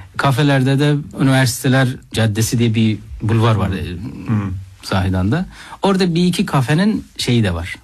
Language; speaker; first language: Turkish; non-native, fluent; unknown